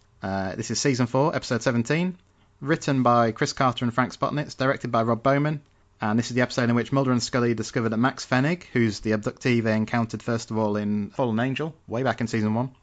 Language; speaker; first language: English; native; English